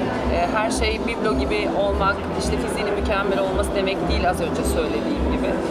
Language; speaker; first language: Turkish; native; Turkish